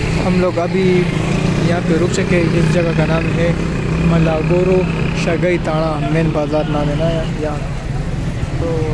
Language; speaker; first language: Urdu; non-native, local second language; Pashto